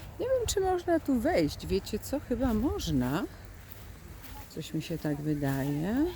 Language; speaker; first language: Polish; native; Polish